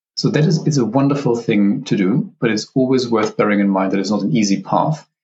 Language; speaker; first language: English; non-native, fluent; German